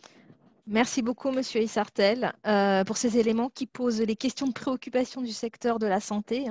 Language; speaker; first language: French; native; French